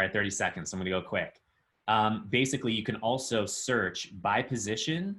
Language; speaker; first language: English; native; English